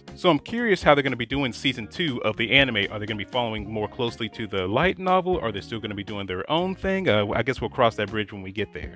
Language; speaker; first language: English; native; English